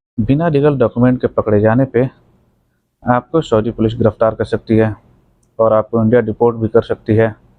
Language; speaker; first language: Hindi; native; Hindi